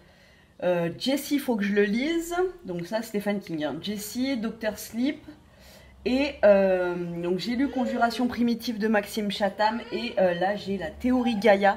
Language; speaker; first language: French; native; French